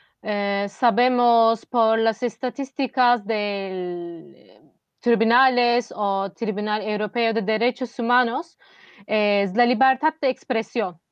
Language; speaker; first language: Spanish; non-native, fluent; Turkish